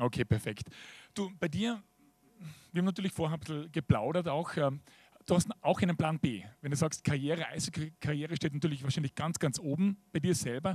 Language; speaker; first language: German; native; German